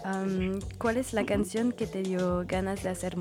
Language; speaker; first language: Spanish; non-native, learner; French